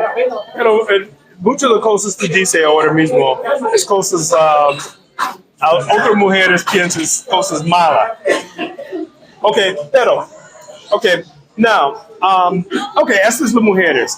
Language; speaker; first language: Spanish; non-native, learner; English